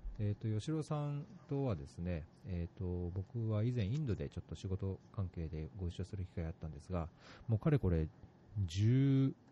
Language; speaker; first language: Japanese; native; Japanese